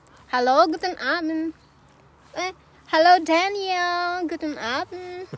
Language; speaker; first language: German; non-native, learner; Cebuano